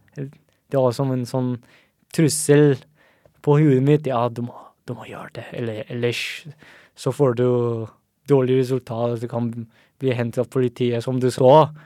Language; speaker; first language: Norwegian; non-native, fluent; Persian